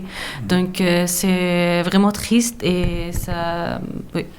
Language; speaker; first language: French; non-native, learner; Persian